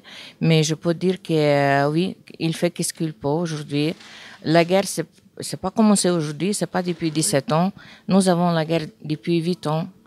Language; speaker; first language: French; non-native, fluent; Ukrainian